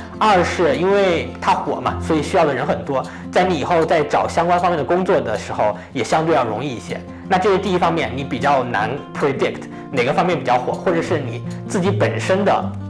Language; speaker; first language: Chinese; native; Chinese